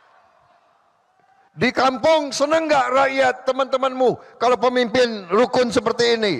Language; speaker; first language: Indonesian; native; Indonesian